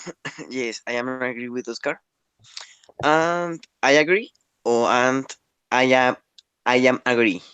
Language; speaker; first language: English; non-native, learner; Spanish